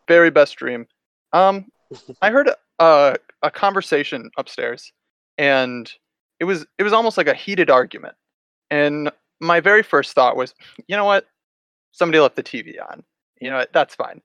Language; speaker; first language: English; native; English